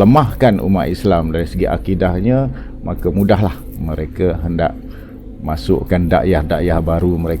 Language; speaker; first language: Malay; native; Malay